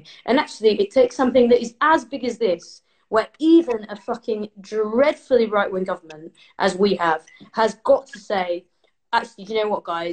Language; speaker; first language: English; native; English